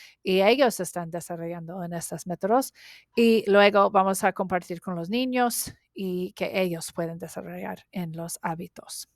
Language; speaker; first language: Spanish; non-native, learner; English